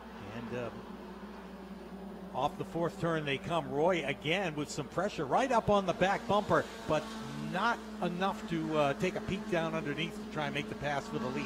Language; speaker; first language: English; native; English